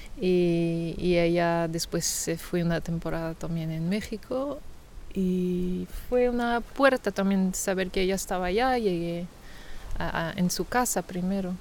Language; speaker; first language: Spanish; non-native, fluent; French